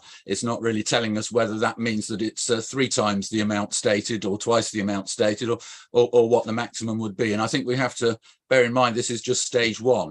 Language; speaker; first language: English; native; English